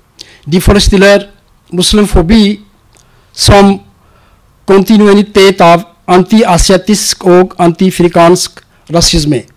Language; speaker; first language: Norwegian; non-native, learner; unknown